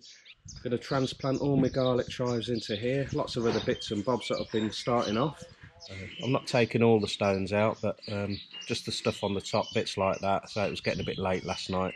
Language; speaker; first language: English; native; English